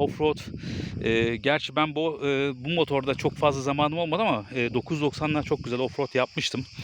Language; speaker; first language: Turkish; native; Turkish